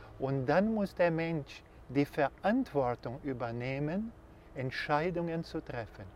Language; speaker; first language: German; non-native, fluent; Portuguese